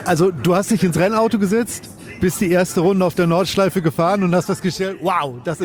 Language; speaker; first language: German; native; German